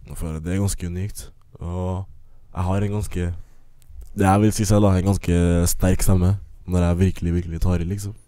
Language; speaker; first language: Norwegian; early bilingual, other home language; English